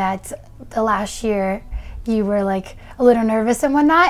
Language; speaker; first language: English; early bilingual, other home language; Portuguese